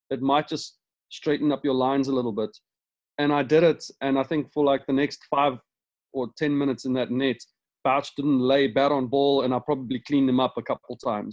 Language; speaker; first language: English; native; English